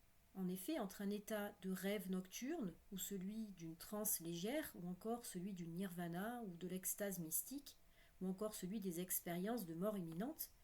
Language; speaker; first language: French; native; French